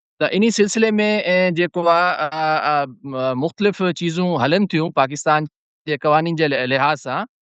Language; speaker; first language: Sindhi; non-native, local second language; Urdu